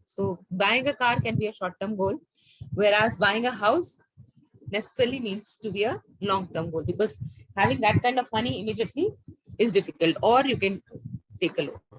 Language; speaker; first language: English; non-native, local second language; Hindi